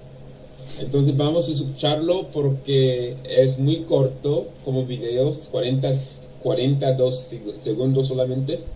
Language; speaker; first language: Spanish; non-native, learner; English